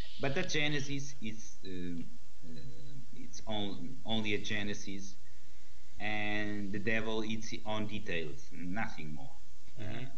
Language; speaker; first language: English; non-native, learner; Portuguese